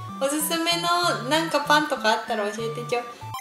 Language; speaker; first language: Japanese; native; Japanese